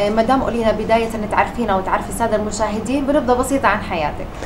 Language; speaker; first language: Arabic; native; Arabic